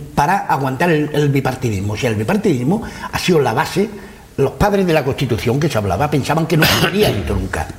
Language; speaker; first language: Spanish; non-native, local second language; Catalan